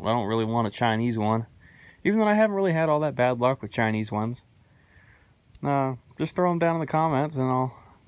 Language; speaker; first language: English; native; English